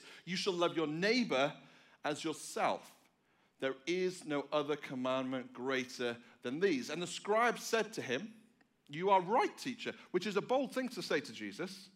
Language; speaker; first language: English; native; English